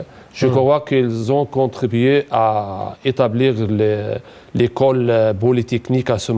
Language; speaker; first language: French; non-native, fluent; Arabic